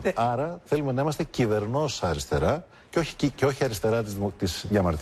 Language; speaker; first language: Greek; native; Greek